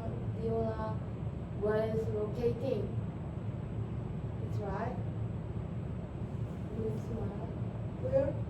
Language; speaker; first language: English; non-native, learner; Korean